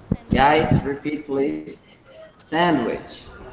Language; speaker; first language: English; non-native, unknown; Portuguese